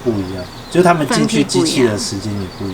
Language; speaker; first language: Chinese; native; Chinese